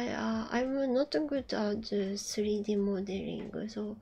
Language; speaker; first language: English; non-native, learner; Japanese